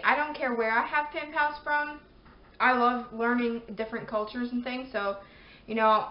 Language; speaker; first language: English; native; English